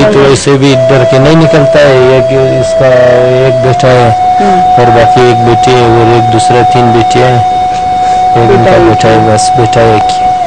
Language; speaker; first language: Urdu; non-native, local second language; Hazaragi